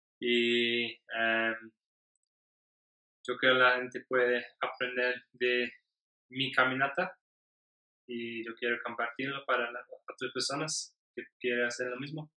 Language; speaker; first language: Spanish; non-native, learner; English